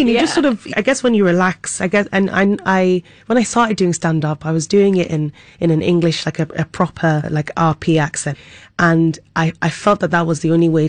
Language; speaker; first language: English; native; English